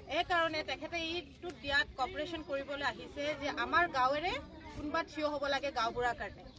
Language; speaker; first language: Assamese; non-native, local second language; Karbi